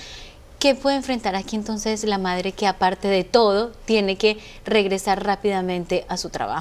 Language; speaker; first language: Spanish; native; Spanish